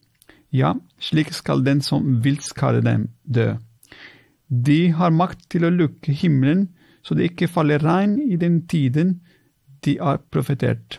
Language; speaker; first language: Norwegian; non-native, fluent; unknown